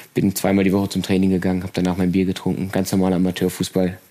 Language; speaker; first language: German; native; German